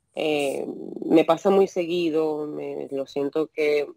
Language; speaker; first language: Spanish; native; Spanish